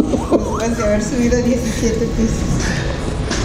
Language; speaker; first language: Spanish; native; Spanish